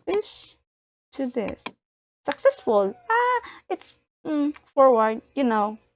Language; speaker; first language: English; non-native, learner; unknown